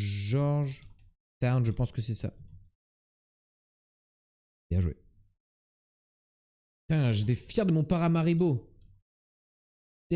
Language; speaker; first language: French; native; French